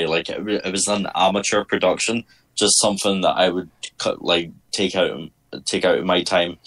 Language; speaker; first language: English; native; English